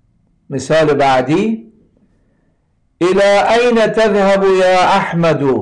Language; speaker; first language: Arabic; non-native, fluent; Persian